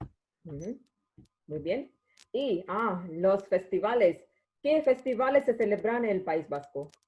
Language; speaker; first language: Spanish; non-native, learner; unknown